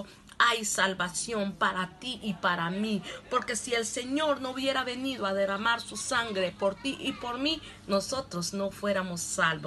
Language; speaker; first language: Spanish; non-native, local second language; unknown